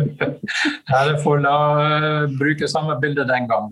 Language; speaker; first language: Norwegian; non-native, fluent; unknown